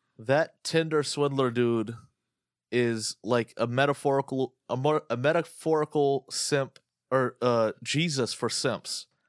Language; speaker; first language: English; early bilingual, other home language; Arabic